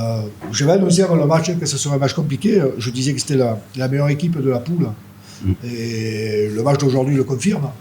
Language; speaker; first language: French; native; French